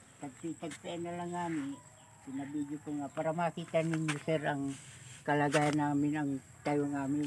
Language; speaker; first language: Filipino; native; Filipino